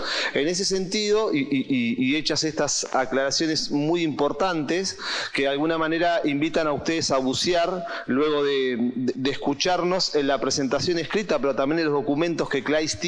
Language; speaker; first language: Spanish; native; Spanish